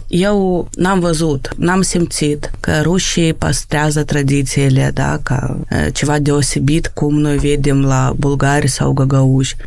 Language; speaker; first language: Romanian; non-native, local second language; Russian